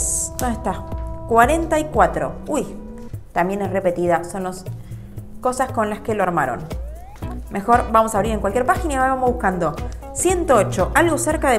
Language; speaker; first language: Spanish; native; Spanish